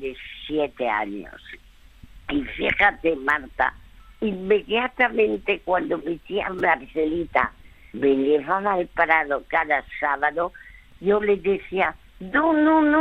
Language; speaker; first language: Spanish; early bilingual, other home language; French